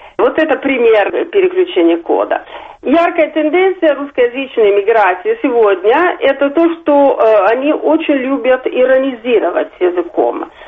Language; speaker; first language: Russian; non-native, fluent; Italian